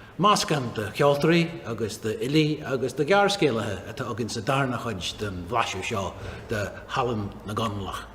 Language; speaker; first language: Irish; native; Irish